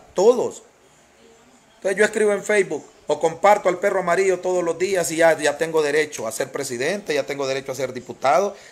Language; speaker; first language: Spanish; native; Spanish